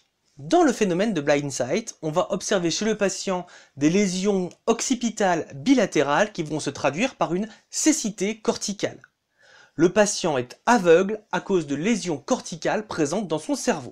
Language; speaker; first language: French; native; French